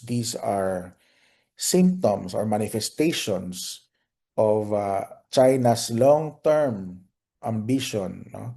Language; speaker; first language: English; non-native, local second language; Filipino